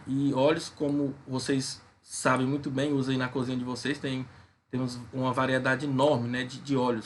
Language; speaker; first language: Portuguese; native; Portuguese